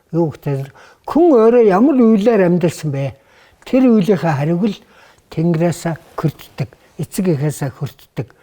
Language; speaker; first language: Mongolian; native; Mongolian